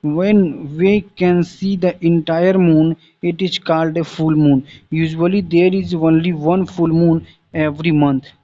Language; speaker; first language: English; non-native, local second language; Hindi